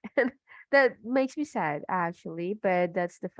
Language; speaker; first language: English; non-native, fluent; Indonesian